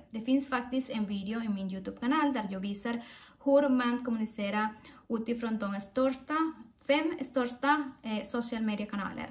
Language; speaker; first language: Swedish; non-native, fluent; Spanish